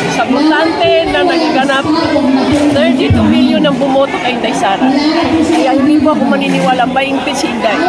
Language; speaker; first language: Filipino; native; Filipino